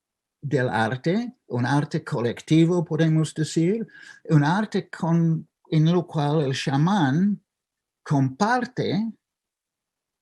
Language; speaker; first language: Spanish; non-native, fluent; English